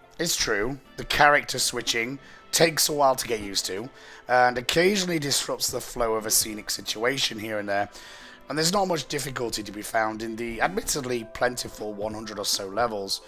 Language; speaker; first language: English; native; English